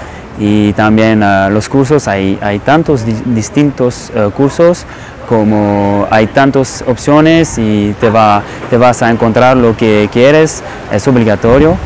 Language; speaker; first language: Spanish; non-native, fluent; French